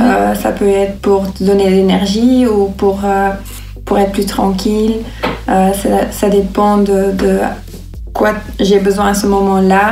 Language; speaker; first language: French; non-native, local second language; Dutch